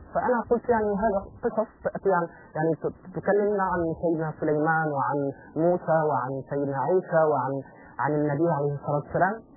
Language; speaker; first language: Arabic; non-native, fluent; French